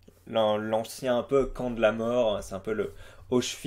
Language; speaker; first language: French; native; French